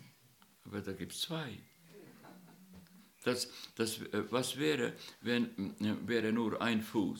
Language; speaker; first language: German; non-native, learner; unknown